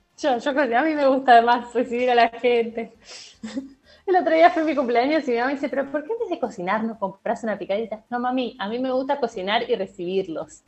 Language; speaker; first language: Spanish; native; Spanish